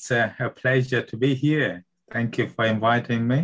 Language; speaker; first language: English; non-native, local second language; Nyanja